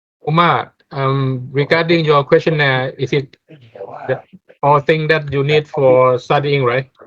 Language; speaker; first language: English; non-native, fluent; Thai